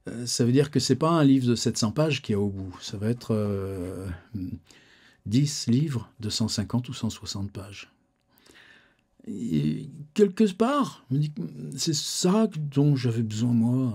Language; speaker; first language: French; native; French